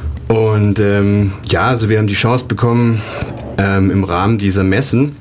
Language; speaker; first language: German; native; German